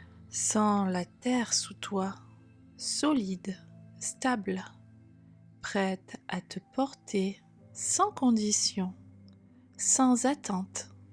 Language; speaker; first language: French; native; French